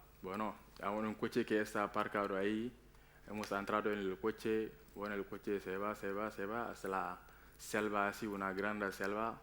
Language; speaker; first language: Spanish; non-native, learner; Wolof